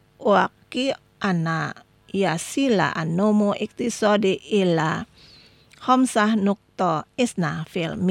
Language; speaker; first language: Arabic; non-native, fluent; Indonesian